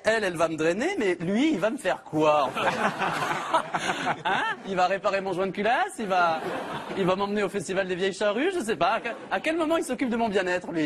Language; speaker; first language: French; native; French